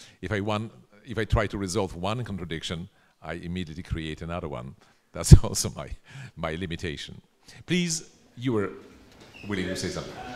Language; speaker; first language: English; non-native, fluent; Polish